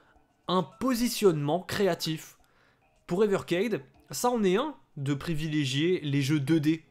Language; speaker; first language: French; native; French